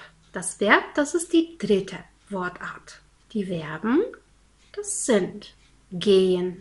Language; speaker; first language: German; non-native, fluent; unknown